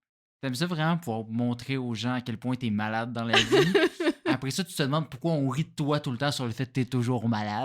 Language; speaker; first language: French; native; French